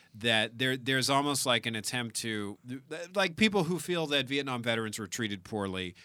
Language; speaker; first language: English; native; English